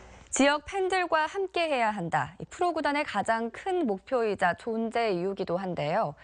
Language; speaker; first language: Korean; native; Korean